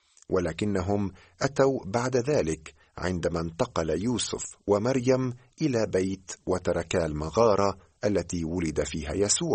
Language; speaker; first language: Arabic; native; Arabic